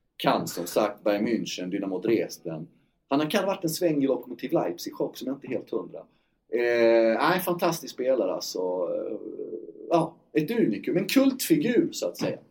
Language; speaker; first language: Swedish; native; Swedish